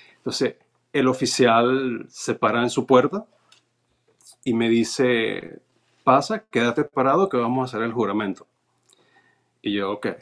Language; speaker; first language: Spanish; native; Spanish